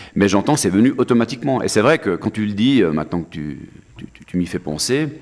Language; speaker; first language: French; native; French